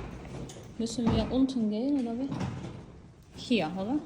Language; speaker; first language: German; non-native, fluent; Azerbaijani